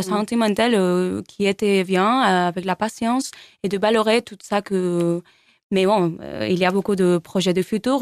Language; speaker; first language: French; non-native, learner; Spanish